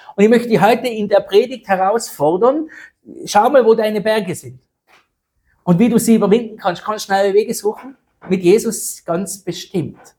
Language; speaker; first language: German; native; German